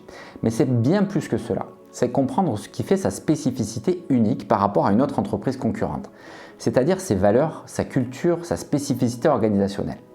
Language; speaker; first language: French; native; French